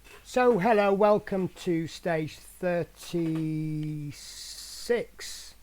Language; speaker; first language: English; native; English